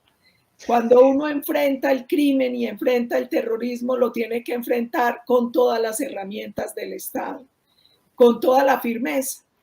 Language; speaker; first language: Spanish; native; Spanish